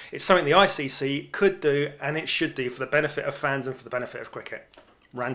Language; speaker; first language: English; native; English